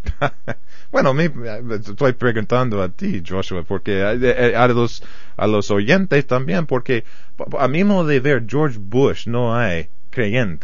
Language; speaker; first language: Spanish; non-native, fluent; English